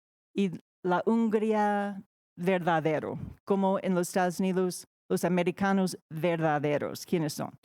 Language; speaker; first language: Spanish; non-native, fluent; English